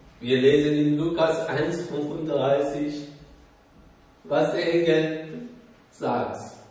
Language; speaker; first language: German; non-native, learner; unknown